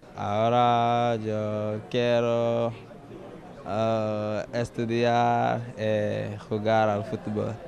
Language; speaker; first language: Spanish; non-native, learner; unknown